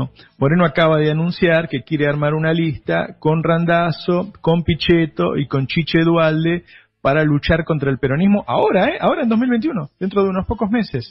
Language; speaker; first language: Spanish; native; Spanish